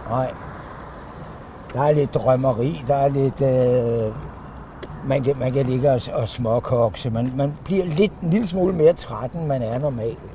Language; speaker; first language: Danish; native; Danish